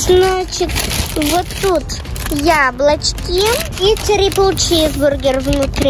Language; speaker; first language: Russian; early bilingual, heritage; Russian